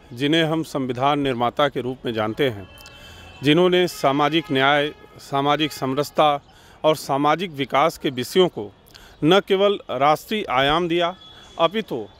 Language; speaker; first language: Hindi; native; Hindi